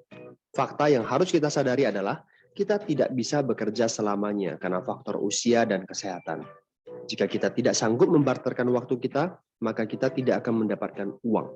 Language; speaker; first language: Indonesian; native; Indonesian